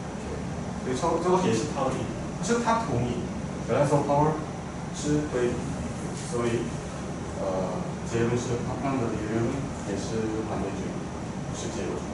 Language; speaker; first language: Chinese; non-native, fluent; Korean